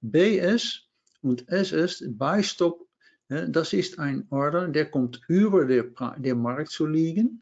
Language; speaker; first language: German; non-native, learner; Dutch